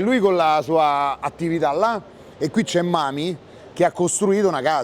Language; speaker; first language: Italian; native; Italian